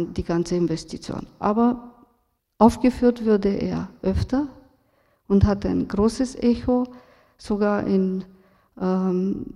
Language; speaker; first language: German; non-native, fluent; Romanian